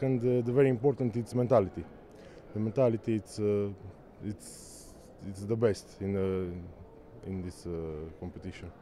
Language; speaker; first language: English; non-native, learner; Romanian